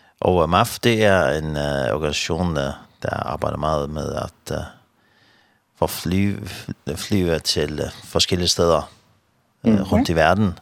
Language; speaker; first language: Danish; non-native, learner; Faroese